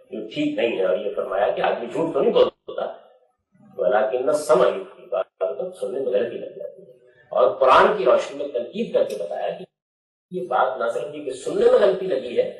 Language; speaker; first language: Urdu; non-native, local second language; Punjabi